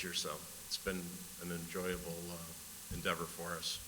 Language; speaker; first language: English; native; English